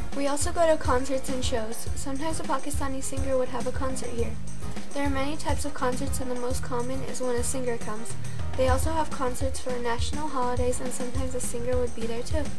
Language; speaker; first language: English; native; English